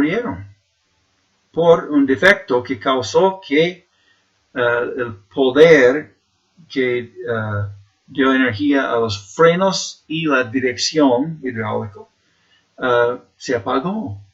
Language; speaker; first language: Spanish; non-native, fluent; English